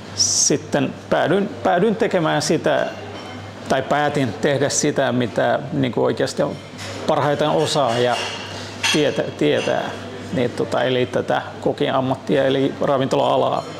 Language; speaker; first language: Finnish; early bilingual, other home language; Russian